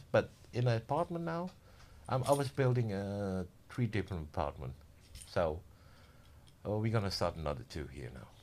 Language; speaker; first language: English; non-native, learner; Indonesian